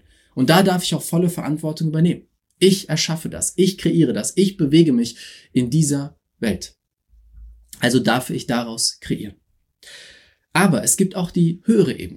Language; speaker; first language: German; native; German